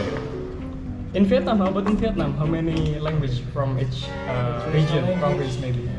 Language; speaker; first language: English; non-native, fluent; Javanese